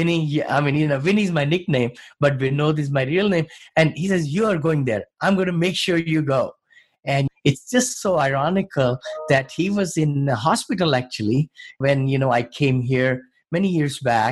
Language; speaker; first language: English; non-native, local second language; Hindi